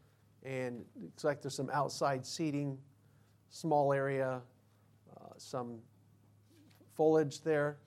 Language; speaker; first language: English; native; English